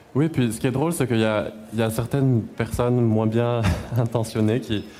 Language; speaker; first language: French; native; French